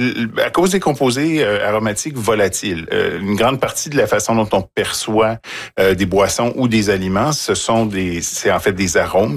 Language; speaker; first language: French; native; French